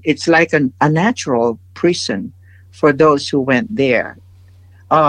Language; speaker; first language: English; non-native, local second language; Filipino